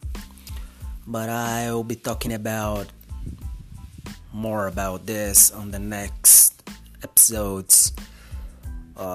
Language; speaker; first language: English; non-native, fluent; Portuguese